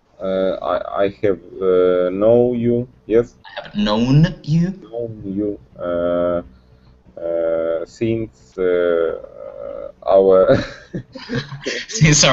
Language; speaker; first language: English; non-native, learner; Russian